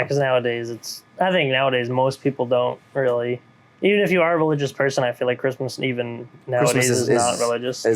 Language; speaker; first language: English; native; English